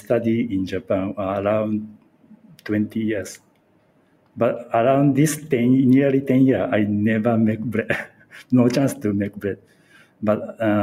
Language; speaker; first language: English; non-native, learner; Japanese